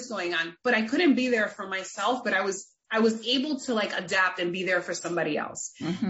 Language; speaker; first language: English; native; English